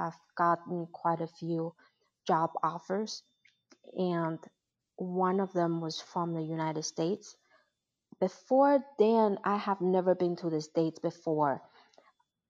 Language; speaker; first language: English; non-native, fluent; Chinese